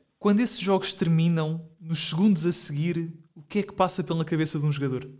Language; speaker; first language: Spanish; native; Spanish